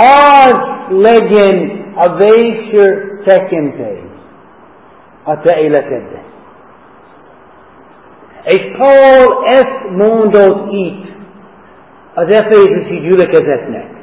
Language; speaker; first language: Hungarian; non-native, learner; English